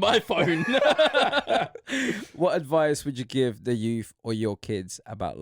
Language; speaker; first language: English; native; English